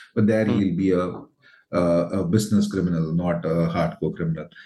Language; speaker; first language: English; non-native, local second language; Tamil